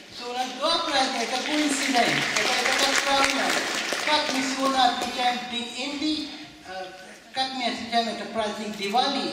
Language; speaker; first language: Russian; non-native, learner; Hindi